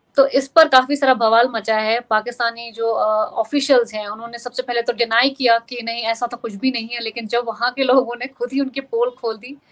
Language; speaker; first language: Hindi; non-native, local second language; Kashmiri